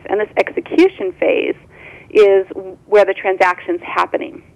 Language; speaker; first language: English; native; English